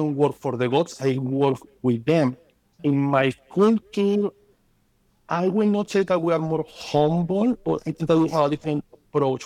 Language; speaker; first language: English; non-native, fluent; Spanish